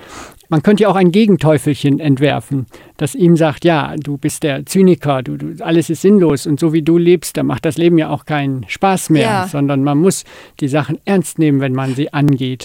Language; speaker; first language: German; native; German